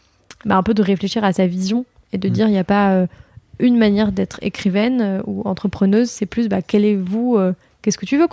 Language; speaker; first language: French; native; French